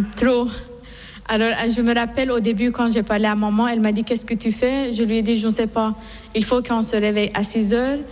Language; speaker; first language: French; non-native, fluent; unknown